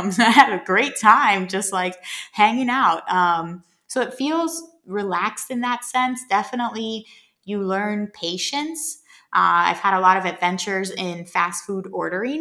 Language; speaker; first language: English; native; English